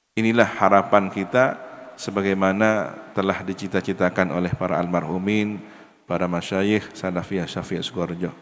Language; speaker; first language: Malay; non-native, local second language; Madurese